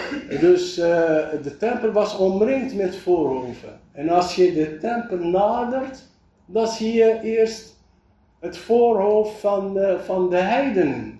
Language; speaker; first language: Dutch; non-native, fluent; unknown